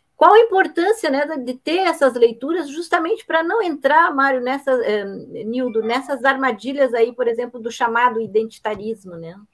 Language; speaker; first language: Portuguese; native; Portuguese